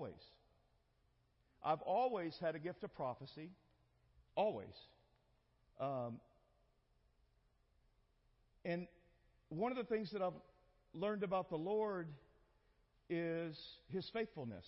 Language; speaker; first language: English; native; English